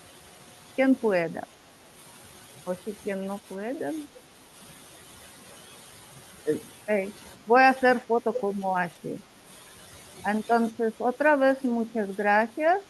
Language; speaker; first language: Spanish; non-native, learner; Russian